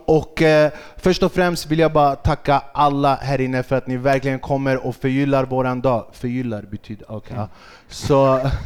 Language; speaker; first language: Swedish; early bilingual, other home language; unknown